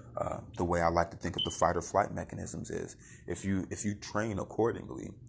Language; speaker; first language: English; native; English